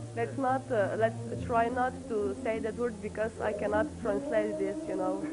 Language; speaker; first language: English; non-native, learner; Slovenian